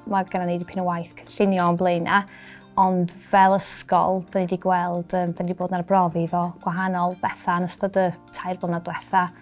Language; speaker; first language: Welsh; native; Welsh